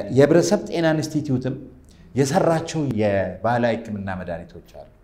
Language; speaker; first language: Amharic; native; Amharic